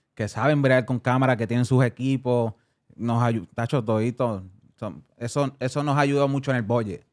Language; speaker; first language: Spanish; early bilingual, heritage; Spanish